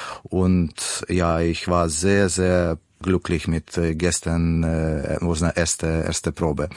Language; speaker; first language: German; non-native, learner; Russian